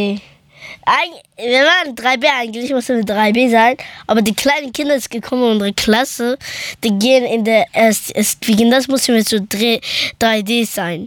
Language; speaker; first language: German; early bilingual, other home language; Persian